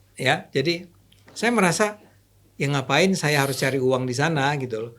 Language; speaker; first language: Indonesian; native; Indonesian